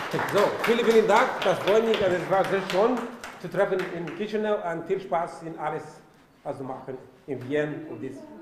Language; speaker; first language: German; non-native, learner; Romanian